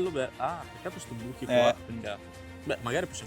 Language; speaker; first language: Italian; native; Italian